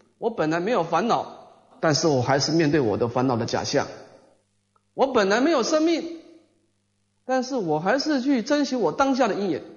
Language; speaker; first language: Chinese; native; Chinese